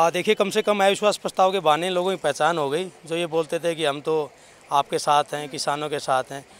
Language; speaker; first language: Hindi; native; Hindi